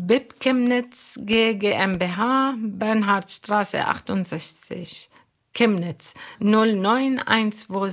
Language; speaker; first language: German; non-native, learner; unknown